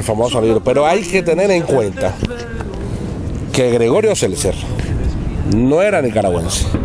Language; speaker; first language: Spanish; native; Spanish